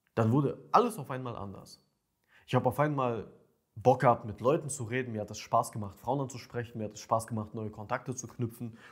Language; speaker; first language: German; early bilingual, other home language; Ukrainian